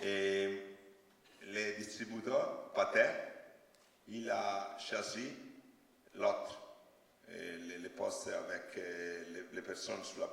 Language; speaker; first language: French; non-native, learner; Italian